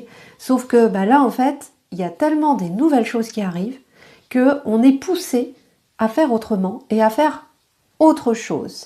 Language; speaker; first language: French; native; French